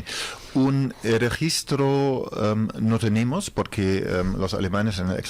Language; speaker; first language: Spanish; non-native, fluent; German